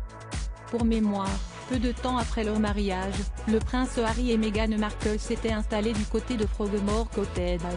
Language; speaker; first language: French; native; French